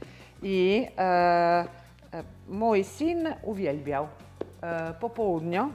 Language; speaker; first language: Polish; non-native, learner; Italian